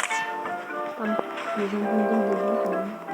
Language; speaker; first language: French; native; French